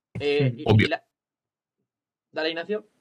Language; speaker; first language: Spanish; native; Spanish